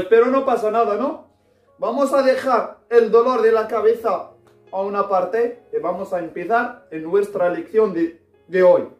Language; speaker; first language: Spanish; non-native, fluent; Arabic